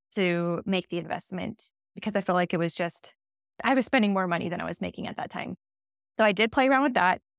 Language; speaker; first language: English; native; English